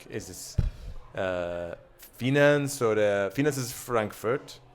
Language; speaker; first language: German; non-native, learner; English